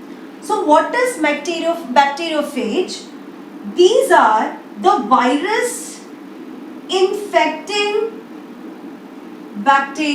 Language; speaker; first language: English; non-native, local second language; Hindi